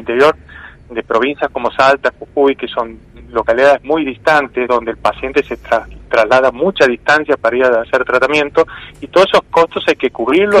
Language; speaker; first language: Spanish; native; Spanish